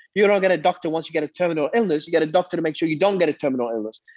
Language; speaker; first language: English; early bilingual, other home language; Arabic